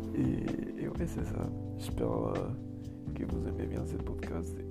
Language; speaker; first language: French; non-native, learner; Spanish